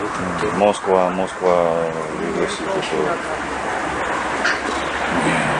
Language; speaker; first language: Slovak; non-native, learner; Russian